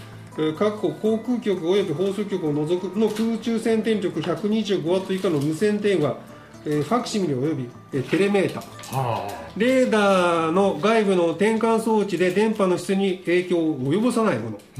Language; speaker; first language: Japanese; native; Japanese